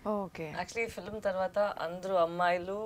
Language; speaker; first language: Telugu; non-native, local second language; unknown